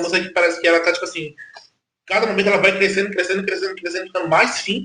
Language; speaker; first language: Portuguese; native; Portuguese